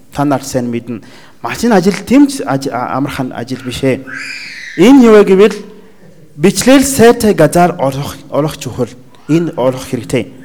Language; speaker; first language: Mongolian; non-native, learner; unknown